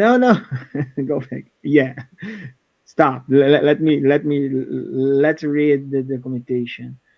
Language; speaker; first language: English; non-native, fluent; Portuguese